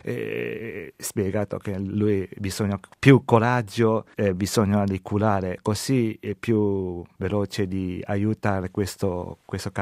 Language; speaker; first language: Italian; non-native, learner; Chinese